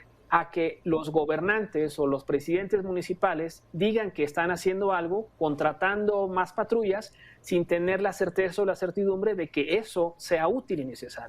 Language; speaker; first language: Spanish; native; Spanish